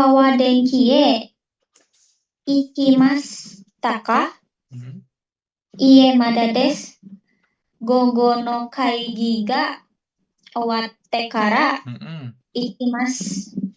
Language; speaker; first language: Japanese; non-native, learner; Indonesian